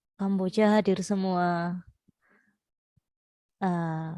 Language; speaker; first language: Indonesian; non-native, learner; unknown